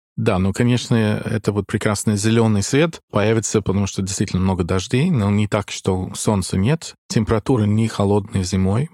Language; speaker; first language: Russian; non-native, fluent; English